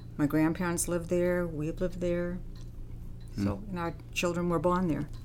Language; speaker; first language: English; early bilingual, other home language; Armenian